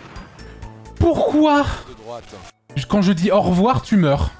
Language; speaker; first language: French; native; French